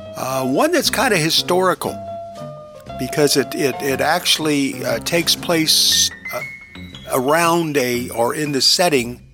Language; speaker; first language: English; native; English